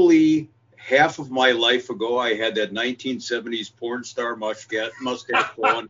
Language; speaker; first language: English; native; English